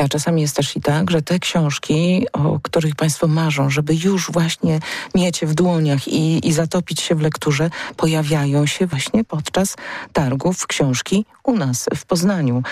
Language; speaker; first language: Polish; native; Polish